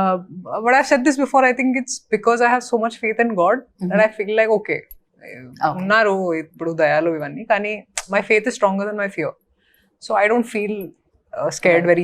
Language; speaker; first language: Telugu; non-native, fluent; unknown